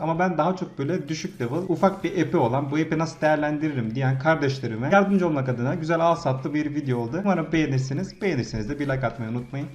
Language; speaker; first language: Turkish; native; Turkish